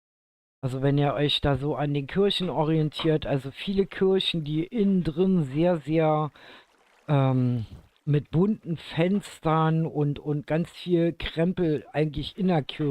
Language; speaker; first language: German; native; German